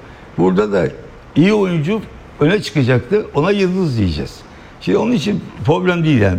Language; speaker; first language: Turkish; native; Turkish